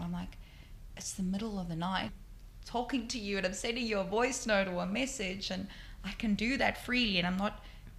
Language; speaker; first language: English; native; English